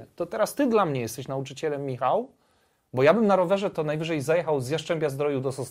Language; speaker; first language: Polish; native; Polish